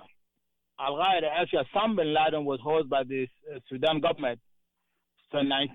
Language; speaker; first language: English; non-native, fluent; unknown